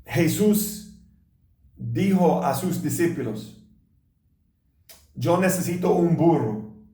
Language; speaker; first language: Spanish; non-native, learner; English